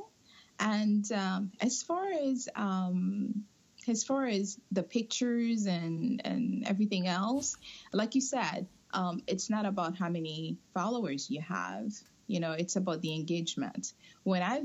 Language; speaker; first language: English; non-native, fluent; Haitian Creole